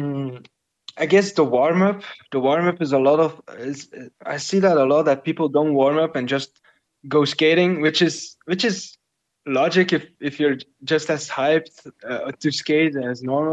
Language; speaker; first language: English; non-native, fluent; Dutch